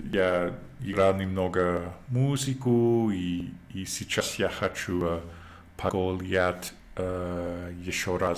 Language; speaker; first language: Russian; non-native, learner; English